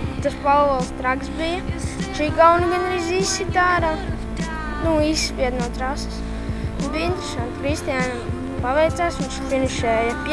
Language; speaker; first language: Latvian; native; Latvian